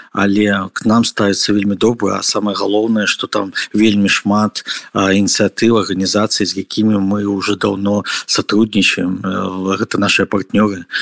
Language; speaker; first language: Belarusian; non-native, local second language; Russian